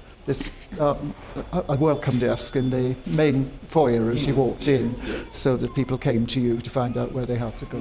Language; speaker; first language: English; native; English